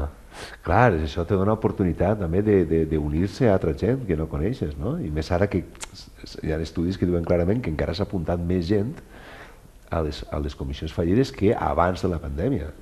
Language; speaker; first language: Catalan; native; Catalan